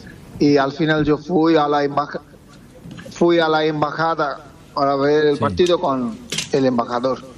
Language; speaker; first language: Spanish; non-native, fluent; Bangla